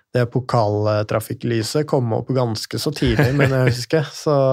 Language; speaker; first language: Norwegian; native; Norwegian